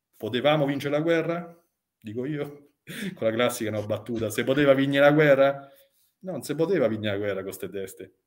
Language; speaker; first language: Italian; native; Italian